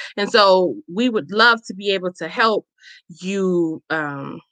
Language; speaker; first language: English; native; English